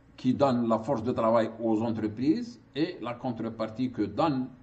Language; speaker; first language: French; non-native, local second language; Arabic